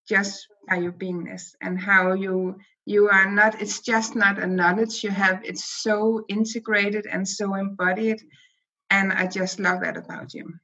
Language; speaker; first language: English; non-native, fluent; Danish